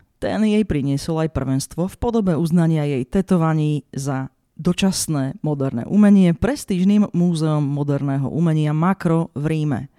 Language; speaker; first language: Slovak; native; Slovak